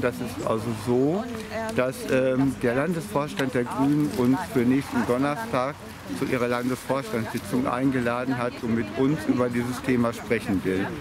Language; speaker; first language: German; native; German